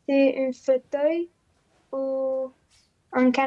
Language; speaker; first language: French; non-native, learner; Romanian